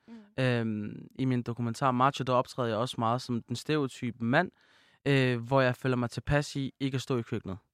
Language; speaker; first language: Danish; early bilingual, other home language; Arabic